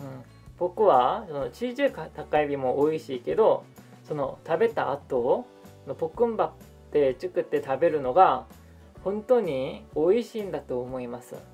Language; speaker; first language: Japanese; non-native, fluent; Korean